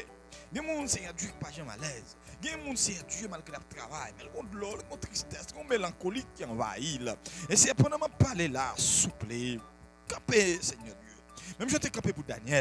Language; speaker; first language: French; non-native, local second language; Haitian Creole